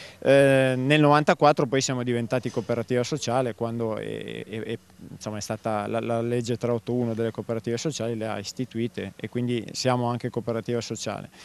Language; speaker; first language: Italian; native; Italian